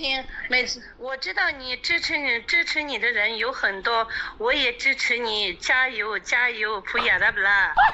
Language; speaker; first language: Chinese; non-native, local second language; Tibetan